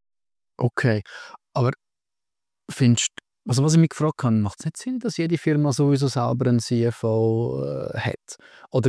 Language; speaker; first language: German; native; German